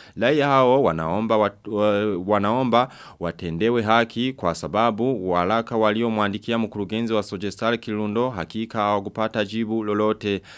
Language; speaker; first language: Swahili; non-native, local second language; Rundi